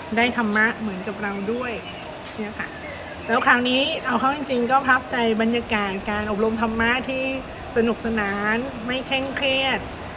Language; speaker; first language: Thai; native; Thai